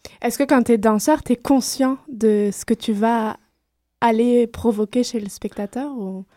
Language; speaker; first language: French; native; French